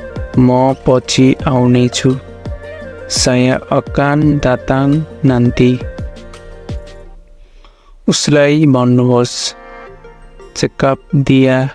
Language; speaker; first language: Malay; non-native, fluent; Nepali